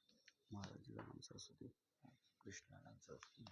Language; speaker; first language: Hindi; native; Hindi